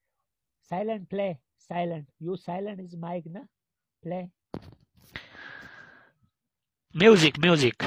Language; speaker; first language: English; non-native, learner; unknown